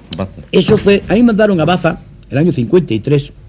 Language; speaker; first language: Spanish; non-native, local second language; Galician